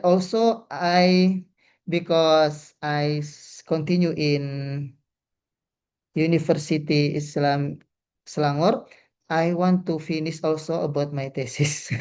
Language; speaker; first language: English; non-native, learner; Indonesian